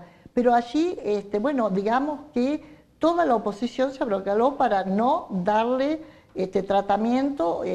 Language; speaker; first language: Spanish; native; Spanish